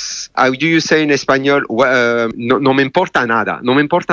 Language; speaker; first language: Spanish; non-native, learner; French